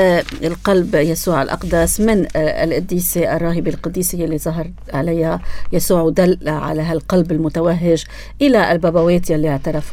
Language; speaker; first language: Arabic; native; Arabic